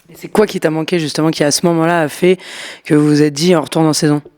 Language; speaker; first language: French; native; French